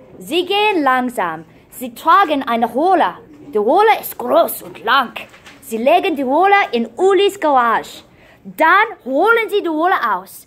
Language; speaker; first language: German; non-native, fluent; English